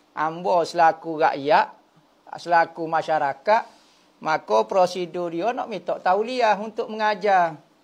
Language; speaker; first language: Malay; native; Malay